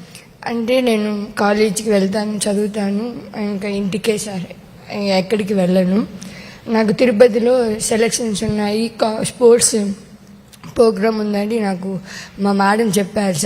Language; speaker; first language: Telugu; native; Telugu